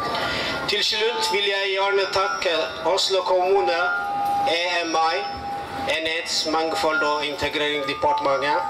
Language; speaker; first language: Norwegian; non-native, learner; Amharic